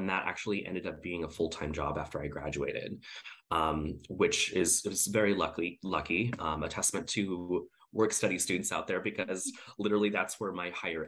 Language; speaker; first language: English; native; English